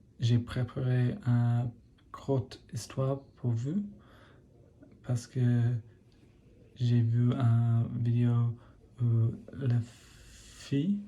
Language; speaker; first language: French; non-native, learner; English